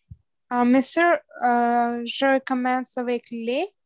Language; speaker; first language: French; non-native, learner; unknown